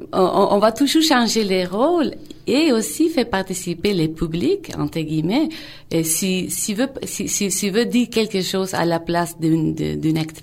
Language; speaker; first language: French; non-native, fluent; Spanish